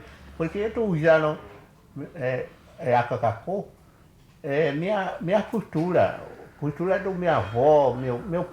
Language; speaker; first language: Portuguese; non-native, local second language; Kayapó